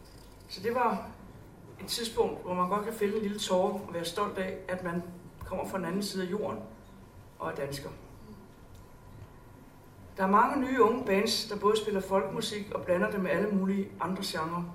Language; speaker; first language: Danish; native; Danish